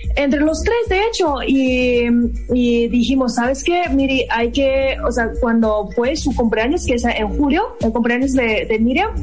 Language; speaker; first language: Spanish; non-native, fluent; Chinese